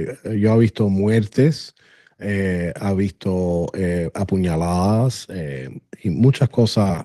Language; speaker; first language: Spanish; early bilingual, other home language; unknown